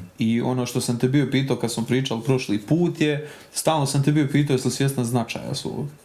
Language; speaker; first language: Croatian; native; Croatian